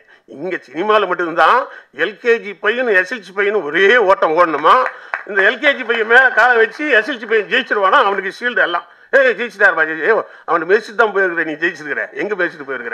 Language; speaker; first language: Tamil; native; Tamil